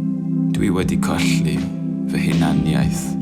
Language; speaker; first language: Welsh; non-native, learner; English